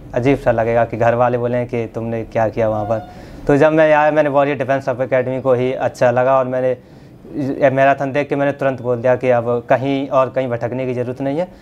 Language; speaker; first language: Hindi; native; Hindi